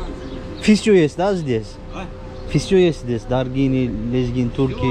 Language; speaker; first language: Russian; non-native, learner; Turkish